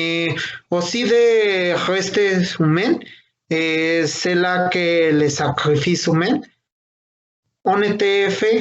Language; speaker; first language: French; non-native, learner; Spanish